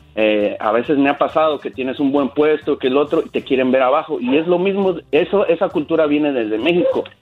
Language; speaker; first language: Spanish; native; Spanish